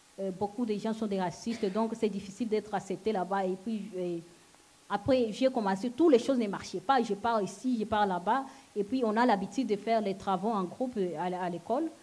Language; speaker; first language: French; non-native, local second language; Lingala